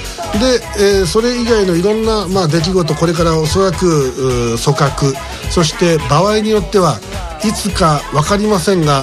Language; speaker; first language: Japanese; native; Japanese